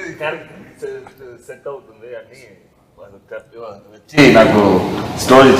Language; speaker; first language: Telugu; non-native, learner; Tamil